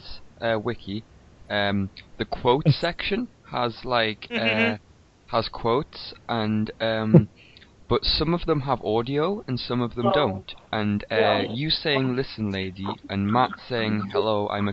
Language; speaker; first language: English; native; English